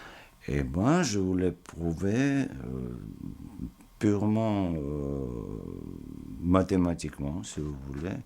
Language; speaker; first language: French; non-native, fluent; Georgian